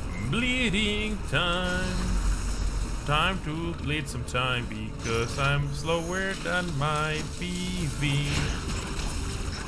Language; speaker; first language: English; non-native, fluent; Spanish